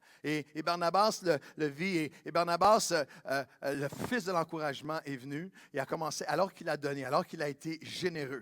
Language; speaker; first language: French; native; French